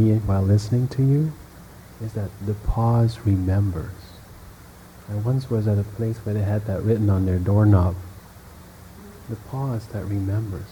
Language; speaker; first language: English; non-native, fluent; Dutch